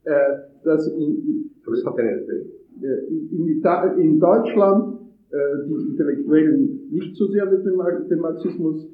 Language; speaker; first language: German; non-native, fluent; Italian